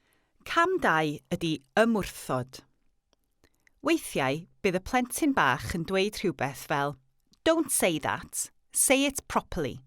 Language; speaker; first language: Welsh; native; Welsh